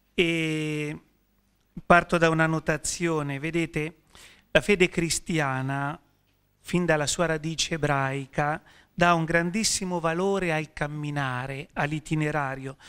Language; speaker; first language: Italian; native; Italian